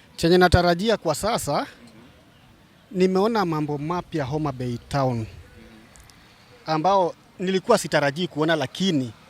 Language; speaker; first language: Swahili; non-native, local second language; Luo (Kenya and Tanzania)